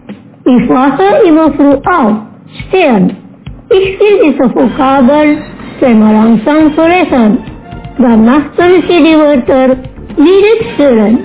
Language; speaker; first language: German; non-native, fluent; Indonesian